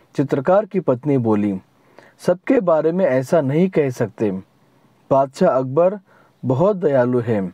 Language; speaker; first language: Hindi; non-native, local second language; Marathi